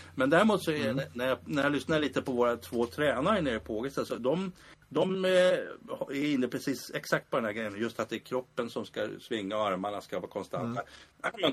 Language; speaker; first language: Swedish; native; Swedish